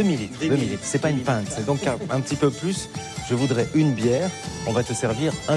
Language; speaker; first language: French; native; French